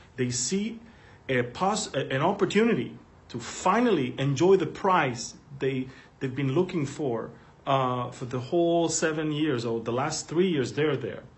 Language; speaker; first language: English; non-native, fluent; Hebrew